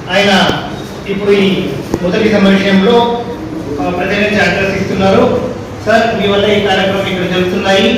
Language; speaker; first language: Telugu; non-native, learner; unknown